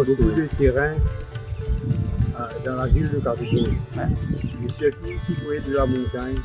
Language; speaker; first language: French; non-native, local second language; Morisyen